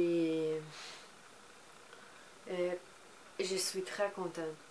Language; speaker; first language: French; non-native, learner; Portuguese